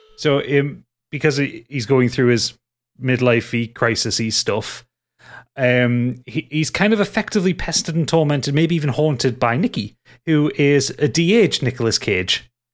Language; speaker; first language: English; native; English